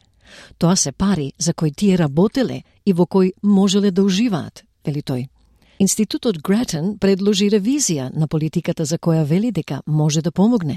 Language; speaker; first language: Macedonian; native; Macedonian